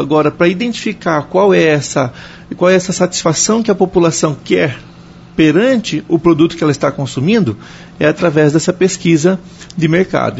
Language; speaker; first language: Portuguese; native; Portuguese